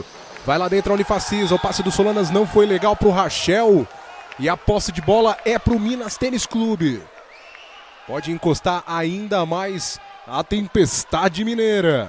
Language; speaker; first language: Portuguese; native; Portuguese